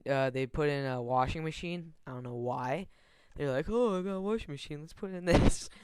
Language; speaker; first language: English; native; English